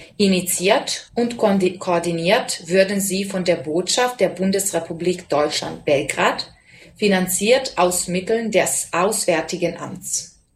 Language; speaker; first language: German; non-native, fluent; Serbian